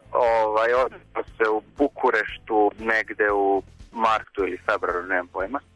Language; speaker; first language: Serbian; native; Serbian